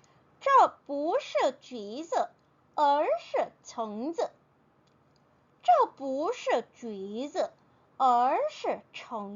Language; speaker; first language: Chinese; non-native, fluent; Korean